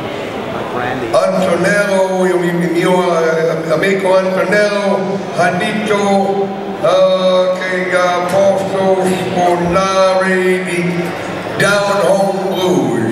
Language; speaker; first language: Italian; non-native, learner; English